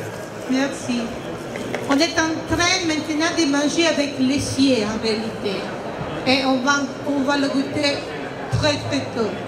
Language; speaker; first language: French; non-native, fluent; Italian